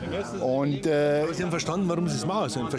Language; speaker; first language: German; native; German